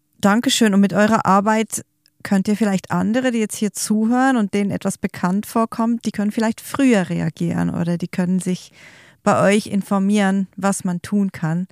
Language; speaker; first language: German; native; German